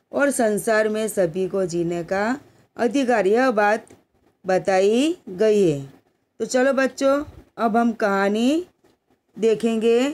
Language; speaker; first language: Hindi; non-native, local second language; Gujarati